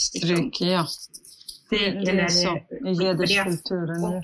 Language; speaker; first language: Swedish; non-native, fluent; Central Kurdish